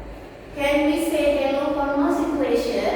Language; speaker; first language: English; non-native, fluent; Indonesian